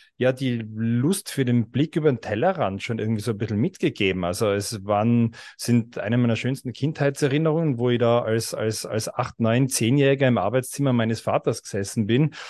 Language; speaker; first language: German; native; German